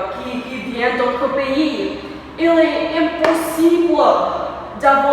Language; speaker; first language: French; non-native, learner; English